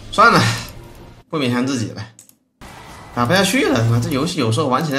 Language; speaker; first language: Chinese; native; Chinese